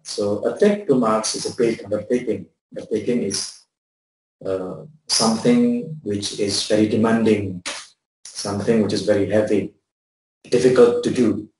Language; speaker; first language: English; non-native, fluent; Indonesian